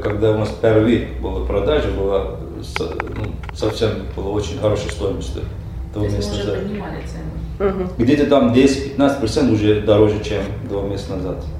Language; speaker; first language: Russian; non-native, learner; Turkish